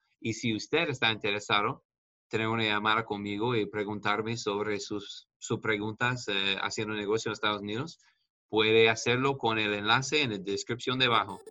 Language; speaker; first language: Spanish; non-native, fluent; English